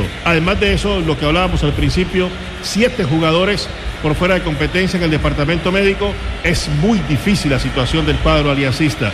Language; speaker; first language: Spanish; native; Spanish